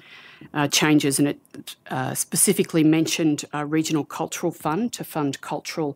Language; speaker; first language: English; native; English